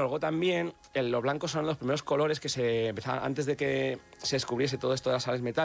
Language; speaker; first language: Spanish; native; Spanish